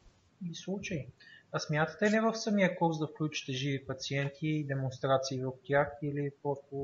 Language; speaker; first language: Bulgarian; native; Bulgarian